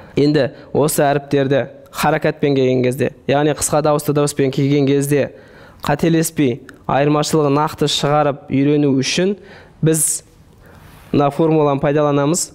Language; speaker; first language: Kazakh; native; Kazakh